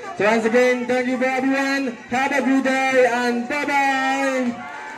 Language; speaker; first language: English; non-native, fluent; Indonesian